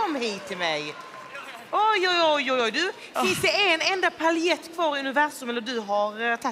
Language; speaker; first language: Swedish; native; Swedish